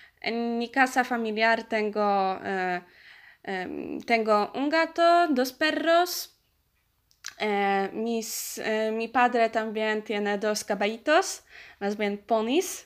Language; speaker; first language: Spanish; non-native, learner; Polish